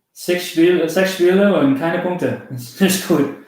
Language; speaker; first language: German; early bilingual, heritage; German